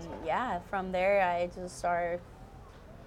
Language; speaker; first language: English; non-native, fluent; Spanish